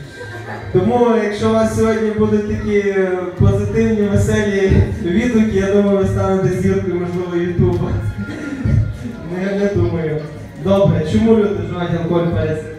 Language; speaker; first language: Ukrainian; native; Ukrainian